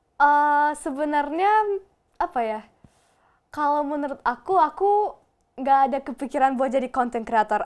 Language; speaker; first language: Indonesian; non-native, fluent; German